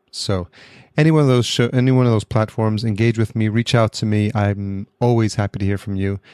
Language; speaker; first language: English; early bilingual, other home language; Spanish